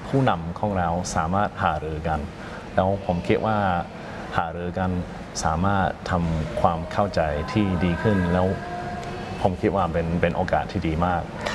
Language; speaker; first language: Thai; non-native, fluent; English